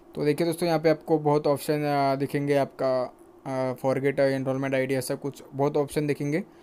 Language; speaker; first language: Hindi; non-native, local second language; Marathi